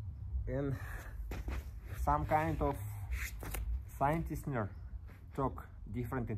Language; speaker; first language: English; non-native, learner; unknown